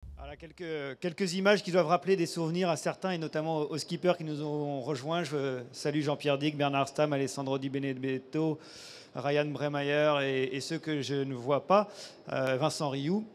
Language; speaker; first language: French; native; French